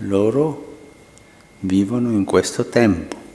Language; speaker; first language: Italian; non-native, fluent; Spanish